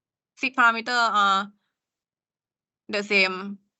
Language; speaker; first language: English; non-native, learner; Thai